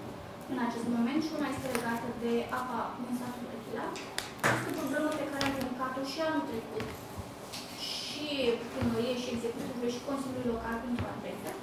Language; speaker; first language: Romanian; native; Romanian